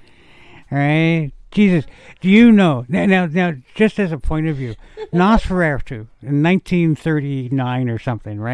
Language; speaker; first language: English; native; English